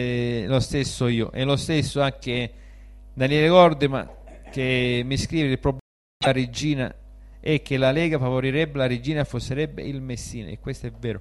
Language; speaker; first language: Italian; native; Italian